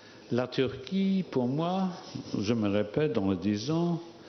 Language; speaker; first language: French; non-native, local second language; Luxembourgish